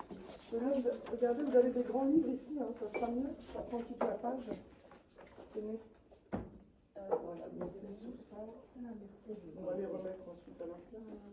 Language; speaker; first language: French; native; French